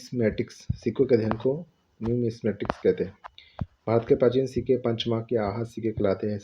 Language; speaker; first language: Hindi; native; Hindi